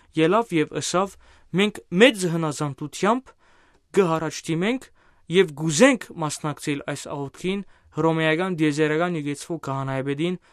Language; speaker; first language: Armenian; native; Armenian